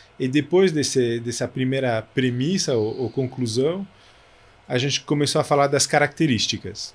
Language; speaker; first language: Portuguese; non-native, fluent; French